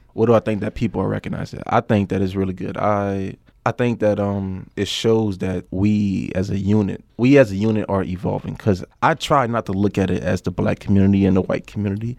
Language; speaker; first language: English; native; English